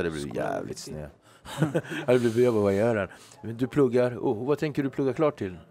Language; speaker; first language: Swedish; native; Swedish